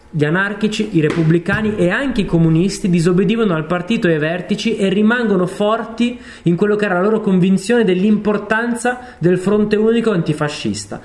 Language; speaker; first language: Italian; native; Italian